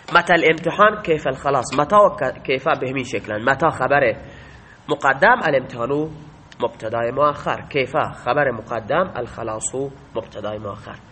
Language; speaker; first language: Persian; non-native, local second language; Baluchi